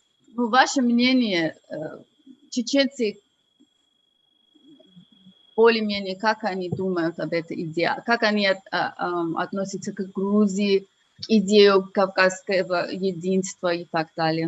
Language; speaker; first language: Russian; non-native, fluent; English